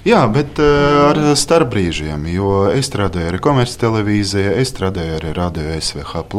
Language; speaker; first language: Latvian; non-native, local second language; Russian